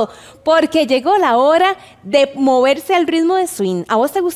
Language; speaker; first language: Spanish; native; Spanish